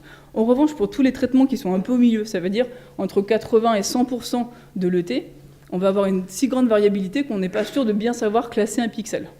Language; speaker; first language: French; native; French